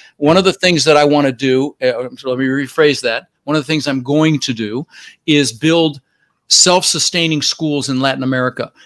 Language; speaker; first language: English; early bilingual, other home language; Dutch